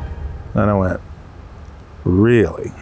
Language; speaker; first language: English; native; English